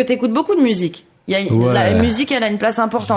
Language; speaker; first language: French; native; French